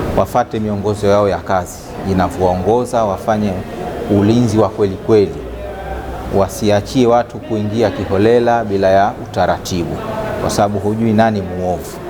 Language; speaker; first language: Swahili; native; Swahili